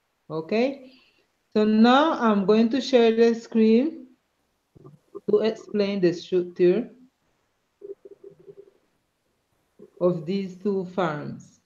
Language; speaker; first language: English; non-native, learner; Spanish